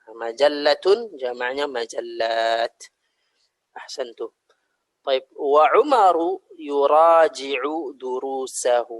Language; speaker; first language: Arabic; non-native, fluent; Indonesian